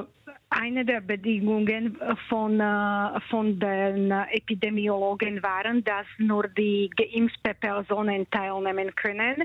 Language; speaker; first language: German; non-native, fluent; Slovak